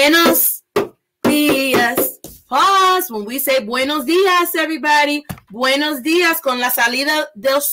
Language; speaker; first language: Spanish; early bilingual, heritage; Spanish